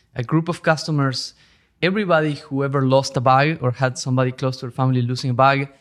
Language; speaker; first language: English; non-native, fluent; Spanish